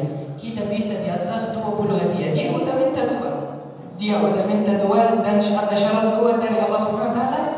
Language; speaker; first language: Indonesian; non-native, learner; Arabic